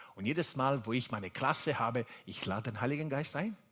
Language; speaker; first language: German; non-native, fluent; Italian